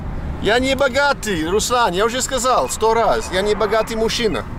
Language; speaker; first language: Russian; non-native, learner; English